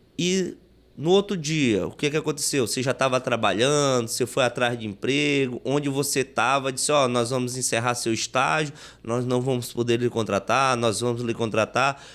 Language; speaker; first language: Portuguese; native; Portuguese